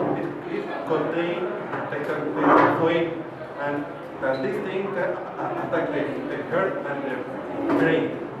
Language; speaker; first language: English; non-native, learner; Spanish